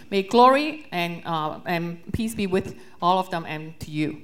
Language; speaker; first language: English; early bilingual, other home language; Chinese